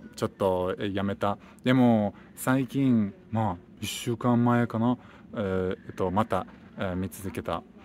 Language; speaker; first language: Japanese; non-native, fluent; Russian